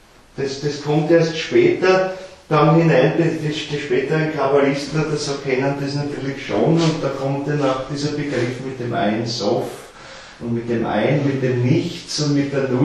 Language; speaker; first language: German; native; German